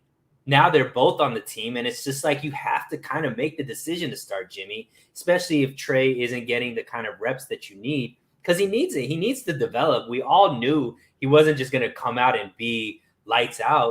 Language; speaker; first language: English; native; English